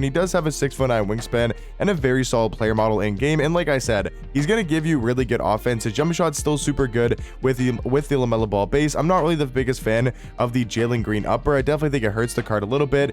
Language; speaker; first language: English; native; English